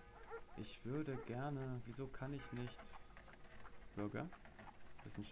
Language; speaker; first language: German; native; German